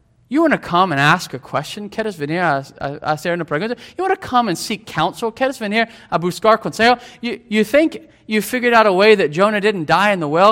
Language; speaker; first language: English; native; English